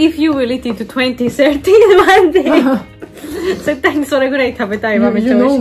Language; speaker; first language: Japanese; non-native, fluent; Georgian